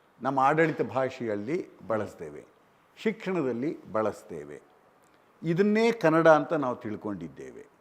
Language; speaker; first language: Kannada; native; Kannada